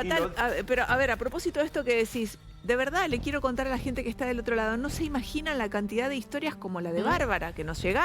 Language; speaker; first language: Spanish; native; Spanish